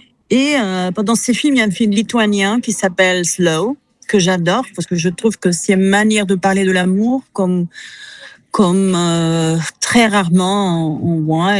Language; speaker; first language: French; non-native, fluent; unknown